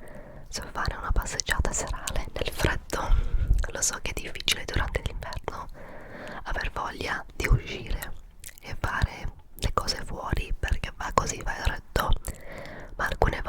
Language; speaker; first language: Italian; early bilingual, heritage; English